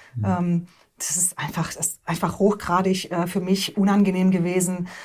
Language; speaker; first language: German; early bilingual, other home language; Hungarian